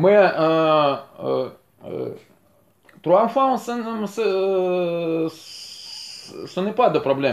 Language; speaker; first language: French; non-native, learner; Russian